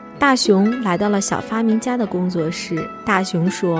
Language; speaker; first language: Chinese; native; Chinese